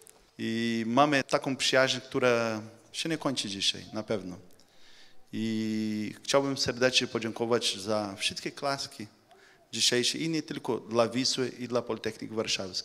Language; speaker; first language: Polish; early bilingual, heritage; Polish